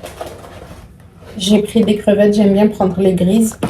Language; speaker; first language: French; native; French